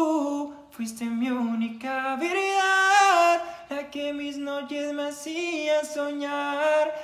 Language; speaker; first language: Spanish; native; Spanish